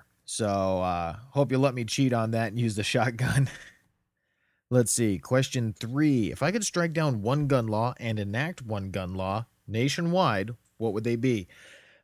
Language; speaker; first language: English; native; English